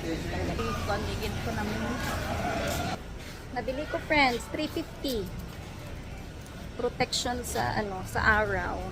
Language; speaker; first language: Filipino; non-native, local second language; Hiligaynon